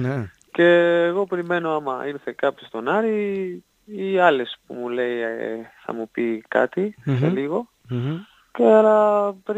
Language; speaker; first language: Greek; non-native, learner; Spanish